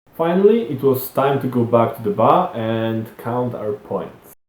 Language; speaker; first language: English; non-native, fluent; Polish